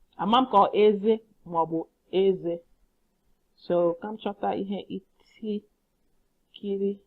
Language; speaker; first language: Igbo; non-native, learner; English